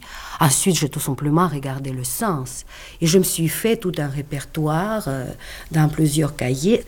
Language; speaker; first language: French; non-native, fluent; Russian